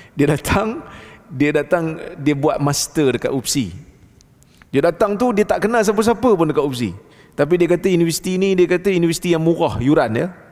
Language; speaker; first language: Malay; native; Malay